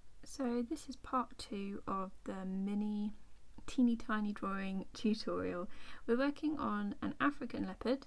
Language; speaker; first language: English; native; English